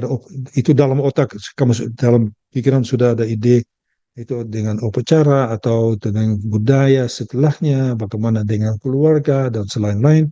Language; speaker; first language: Indonesian; early bilingual, heritage; Dutch